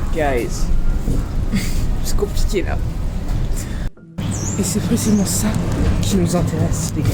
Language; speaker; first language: French; native; French